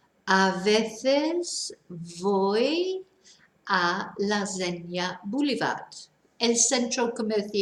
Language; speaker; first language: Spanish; non-native, fluent; English